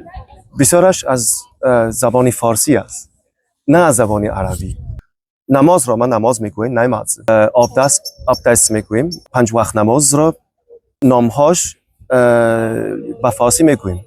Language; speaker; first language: Persian; non-native, fluent; Chinese